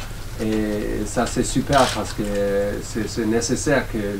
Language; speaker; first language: French; non-native, learner; German